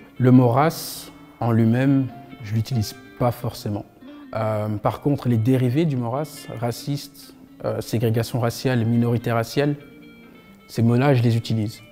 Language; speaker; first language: French; early bilingual, other home language; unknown